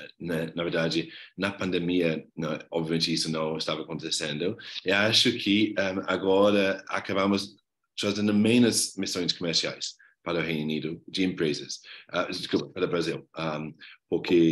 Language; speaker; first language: Portuguese; non-native, fluent; English